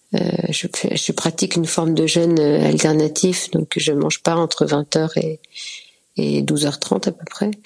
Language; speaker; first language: French; native; French